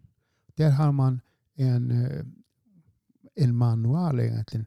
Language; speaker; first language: Swedish; non-native, fluent; Icelandic